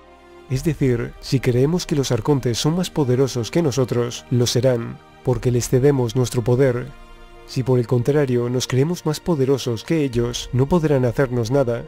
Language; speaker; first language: Spanish; native; Spanish